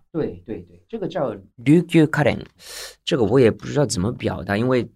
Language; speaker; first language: Chinese; non-native, fluent; Japanese